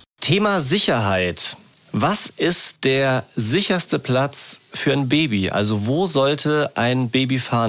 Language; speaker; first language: German; native; German